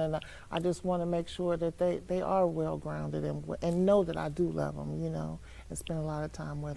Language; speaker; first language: English; native; English